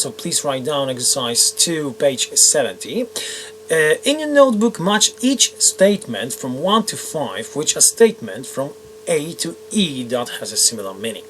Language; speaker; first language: English; non-native, fluent; Polish